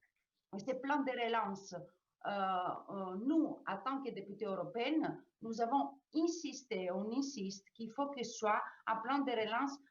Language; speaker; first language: French; non-native, fluent; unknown